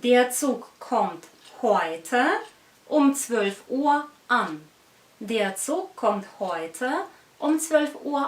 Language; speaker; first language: German; non-native, fluent; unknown